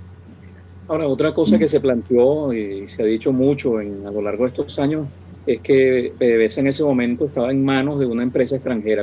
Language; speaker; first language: Spanish; native; Spanish